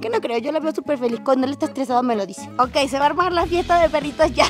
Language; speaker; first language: Spanish; native; Spanish